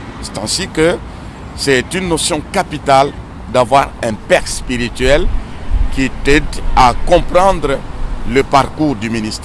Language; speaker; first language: French; non-native, local second language; Swahili